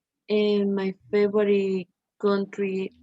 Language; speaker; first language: English; non-native, learner; Spanish